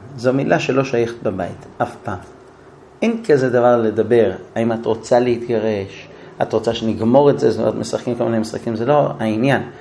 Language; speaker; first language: Hebrew; native; Hebrew